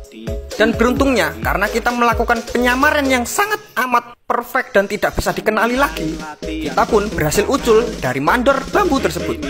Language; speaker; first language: Indonesian; native; Indonesian